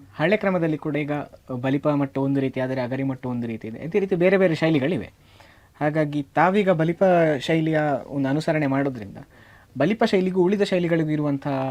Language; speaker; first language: Kannada; native; Kannada